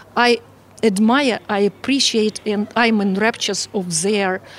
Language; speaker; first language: English; non-native, fluent; Ukrainian